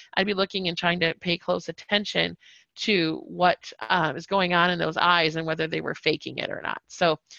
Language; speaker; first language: English; native; English